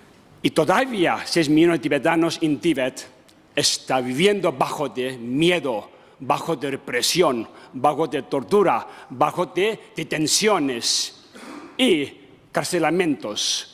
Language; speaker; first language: Spanish; non-native, learner; Tibetan